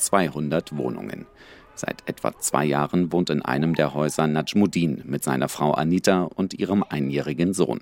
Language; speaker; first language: German; native; German